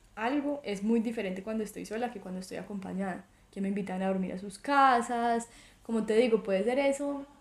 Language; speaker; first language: Spanish; native; Spanish